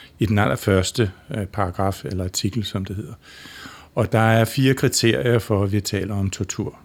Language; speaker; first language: Danish; native; Danish